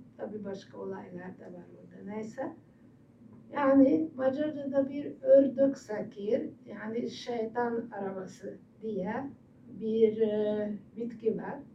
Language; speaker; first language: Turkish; non-native, fluent; Hungarian